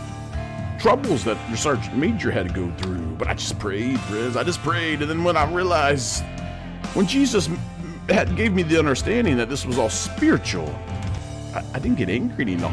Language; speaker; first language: English; native; English